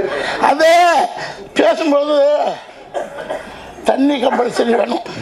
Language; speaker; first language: Tamil; native; Tamil